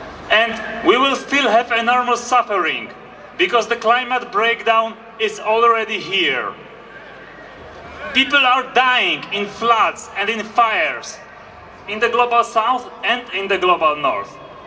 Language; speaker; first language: English; non-native, fluent; Polish